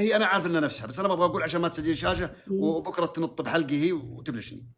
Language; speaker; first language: Arabic; native; Arabic